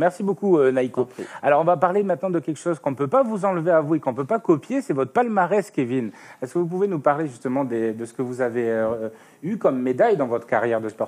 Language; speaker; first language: French; native; French